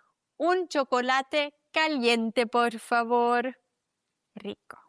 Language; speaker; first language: Spanish; non-native, fluent; German